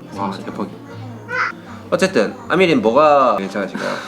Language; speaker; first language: Korean; native; Korean